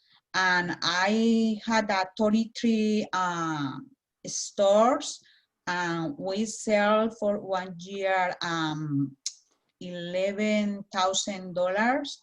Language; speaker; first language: English; non-native, learner; Spanish